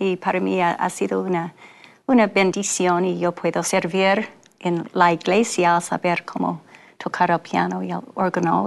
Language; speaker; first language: Spanish; non-native, fluent; English